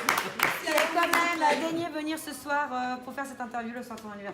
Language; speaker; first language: French; native; French